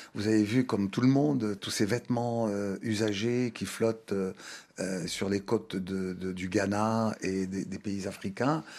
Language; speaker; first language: French; non-native, local second language; Arabic